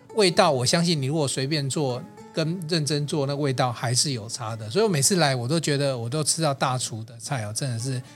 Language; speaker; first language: Chinese; native; Chinese